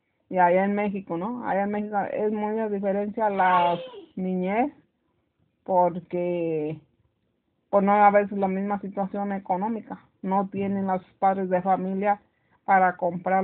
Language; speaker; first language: Spanish; native; Spanish